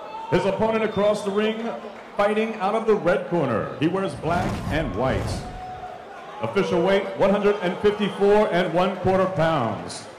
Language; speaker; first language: English; early bilingual, other home language; Spanish